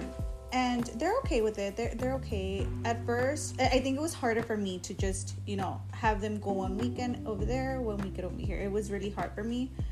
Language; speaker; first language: English; early bilingual, other home language; Spanish